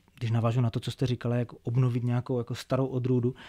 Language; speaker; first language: Czech; native; Czech